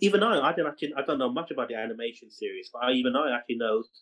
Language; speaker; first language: English; non-native, local second language; Cantonese